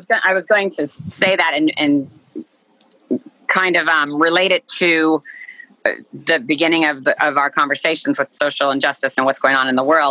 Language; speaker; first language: English; native; English